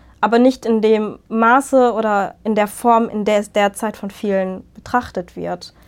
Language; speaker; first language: German; early bilingual, other home language; Arabic